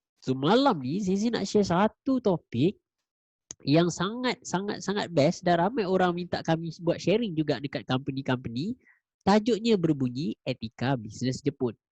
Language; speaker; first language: Malay; native; Malay